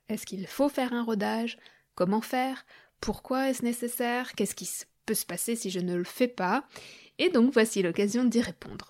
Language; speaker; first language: French; native; French